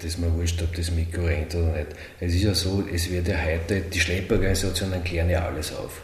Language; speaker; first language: German; native; German